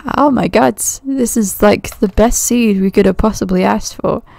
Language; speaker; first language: English; native; English